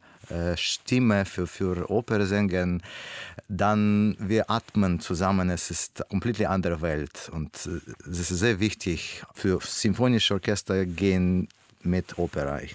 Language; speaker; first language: German; non-native, learner; Russian